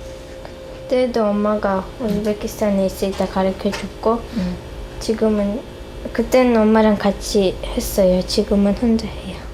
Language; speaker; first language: Korean; early bilingual, other home language; Russian